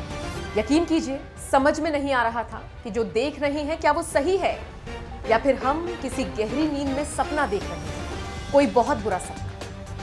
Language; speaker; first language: Hindi; native; Hindi